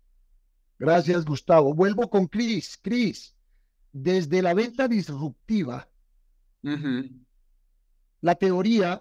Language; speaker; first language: Spanish; native; Spanish